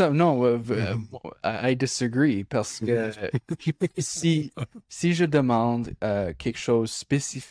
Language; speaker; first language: French; non-native, local second language; English